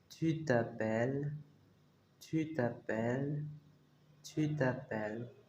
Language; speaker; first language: French; non-native, fluent; Spanish